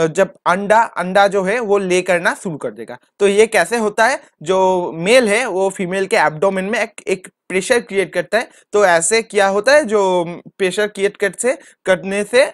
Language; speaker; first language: Hindi; non-native, local second language; Bangla